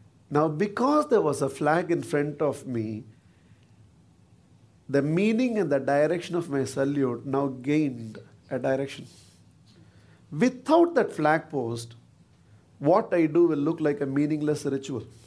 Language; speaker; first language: English; non-native, local second language; Tamil